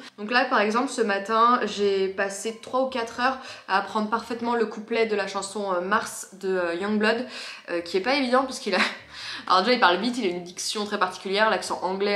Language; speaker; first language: French; native; French